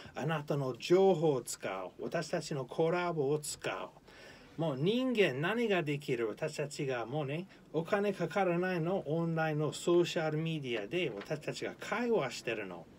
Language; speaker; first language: Japanese; non-native, learner; English